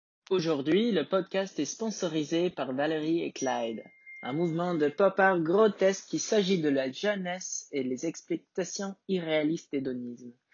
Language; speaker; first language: French; non-native, learner; English